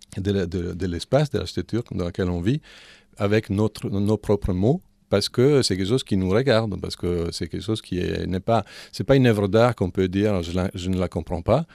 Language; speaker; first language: French; non-native, fluent; Italian